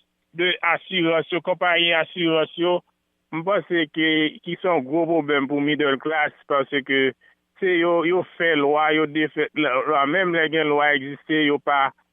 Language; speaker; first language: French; non-native, local second language; Haitian Creole